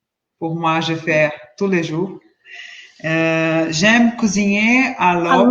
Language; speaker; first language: French; non-native, learner; Portuguese